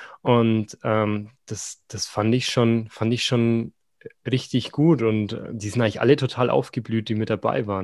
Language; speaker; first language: German; native; German